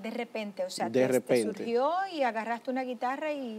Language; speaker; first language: Spanish; native; Spanish